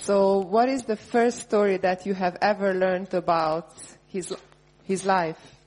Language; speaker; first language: English; non-native, fluent; Hungarian